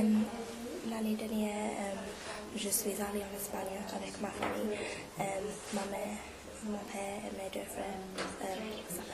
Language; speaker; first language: French; non-native, learner; English